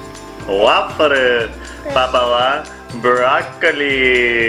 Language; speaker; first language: Japanese; early bilingual, heritage; English